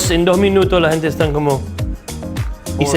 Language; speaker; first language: Spanish; non-native, fluent; English